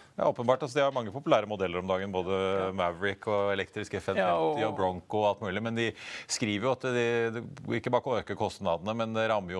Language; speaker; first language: Norwegian; native; Norwegian